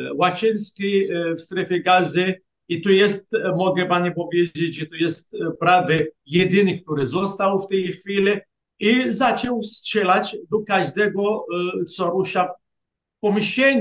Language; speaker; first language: Polish; non-native, fluent; Arabic